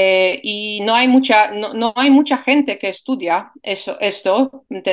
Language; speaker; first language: Spanish; non-native, fluent; Polish